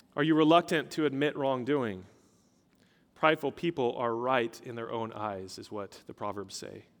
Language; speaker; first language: English; native; English